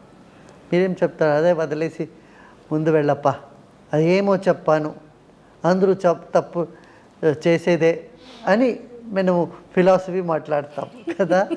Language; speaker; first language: Telugu; non-native, local second language; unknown